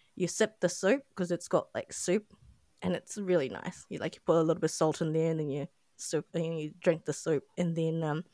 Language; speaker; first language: English; non-native, local second language; Filipino